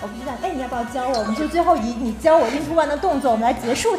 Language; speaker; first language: Chinese; native; Chinese